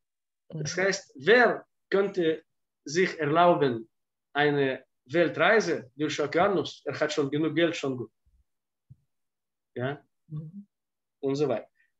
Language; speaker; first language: German; non-native, fluent; Russian